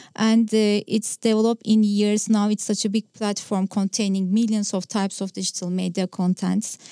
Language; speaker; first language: English; non-native, fluent; Turkish